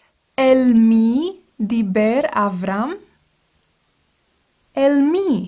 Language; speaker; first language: Hebrew; non-native, fluent; English